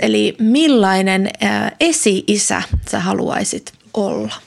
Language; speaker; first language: Finnish; non-native, learner; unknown